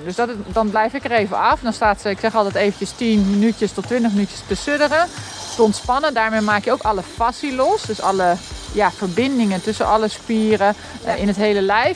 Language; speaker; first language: Dutch; native; Dutch